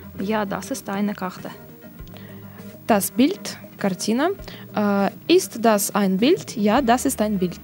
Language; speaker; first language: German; non-native, learner; Russian